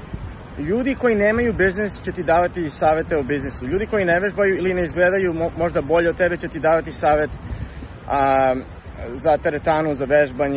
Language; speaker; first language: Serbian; early bilingual, heritage; Serbian